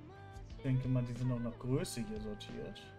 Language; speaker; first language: German; native; German